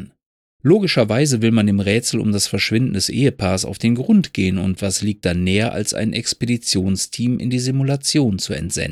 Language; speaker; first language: German; native; German